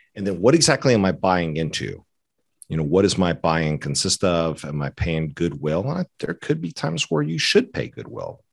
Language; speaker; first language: English; native; English